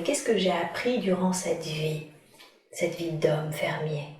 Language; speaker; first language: French; native; French